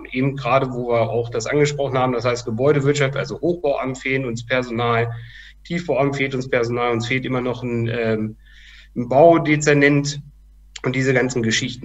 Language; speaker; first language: German; native; German